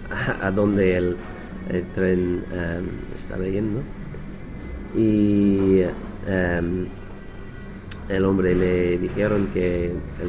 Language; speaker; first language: Spanish; non-native, learner; English